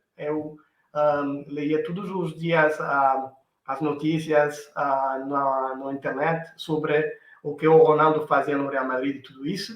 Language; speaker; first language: Portuguese; non-native, fluent; Italian